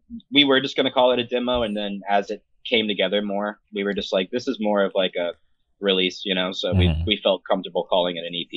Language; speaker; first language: English; native; English